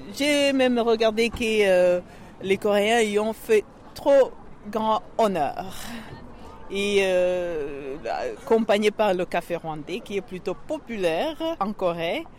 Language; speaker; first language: French; non-native, local second language; Kinyarwanda